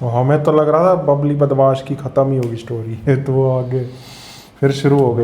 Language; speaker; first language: Hindi; native; Hindi